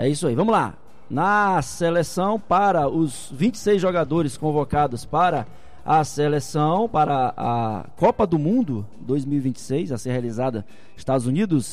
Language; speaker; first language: Portuguese; native; Portuguese